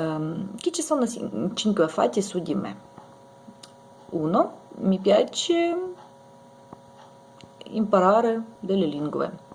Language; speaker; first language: Italian; non-native, learner; Ukrainian